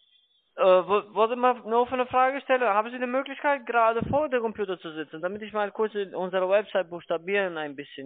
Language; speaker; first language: German; non-native, fluent; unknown